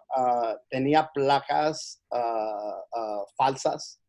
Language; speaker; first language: Spanish; early bilingual, heritage; Spanish